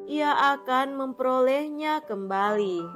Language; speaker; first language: Indonesian; native; Indonesian